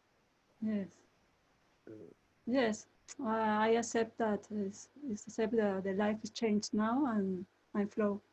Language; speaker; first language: English; non-native, learner; Spanish